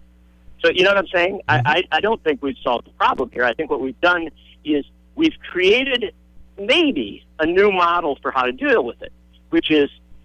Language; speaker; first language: English; native; English